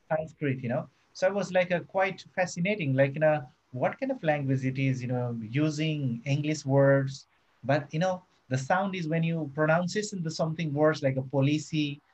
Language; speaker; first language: English; non-native, local second language; Nepali